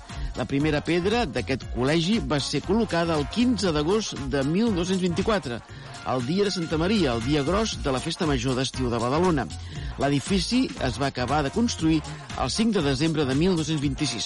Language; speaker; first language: Catalan; native; Catalan